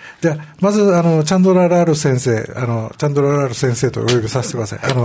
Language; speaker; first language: Japanese; native; Japanese